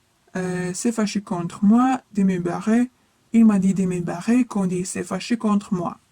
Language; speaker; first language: French; non-native, fluent; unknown